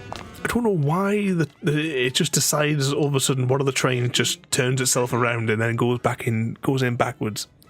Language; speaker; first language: English; native; English